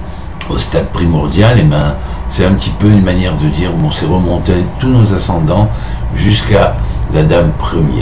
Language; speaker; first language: French; native; French